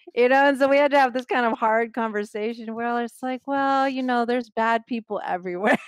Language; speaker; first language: English; native; English